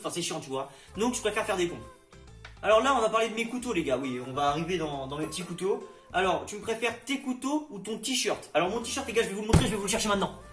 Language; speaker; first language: French; native; French